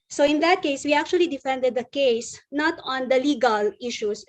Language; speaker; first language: English; non-native, local second language; Filipino